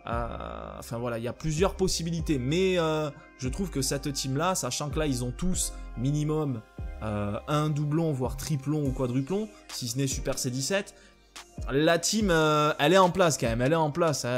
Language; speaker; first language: French; native; French